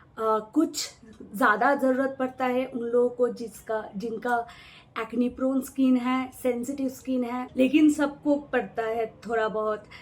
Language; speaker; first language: Hindi; non-native, local second language; Bangla